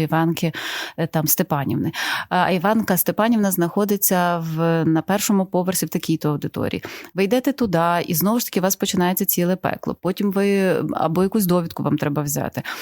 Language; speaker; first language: Ukrainian; native; Ukrainian